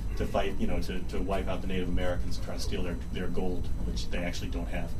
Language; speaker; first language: English; native; English